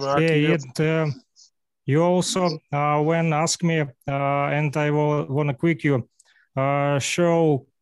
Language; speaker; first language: English; non-native, learner; Russian